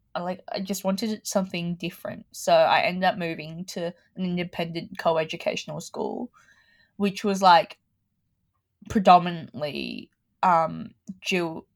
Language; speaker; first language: English; native; English